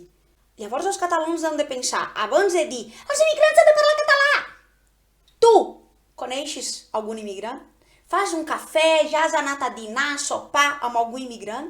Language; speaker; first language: Catalan; non-native, fluent; Portuguese